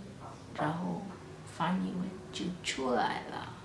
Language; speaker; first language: Chinese; non-native, fluent; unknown